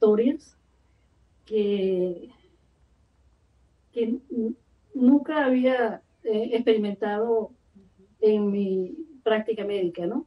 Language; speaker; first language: Spanish; native; Spanish